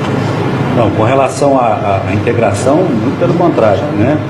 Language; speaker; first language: Portuguese; native; Portuguese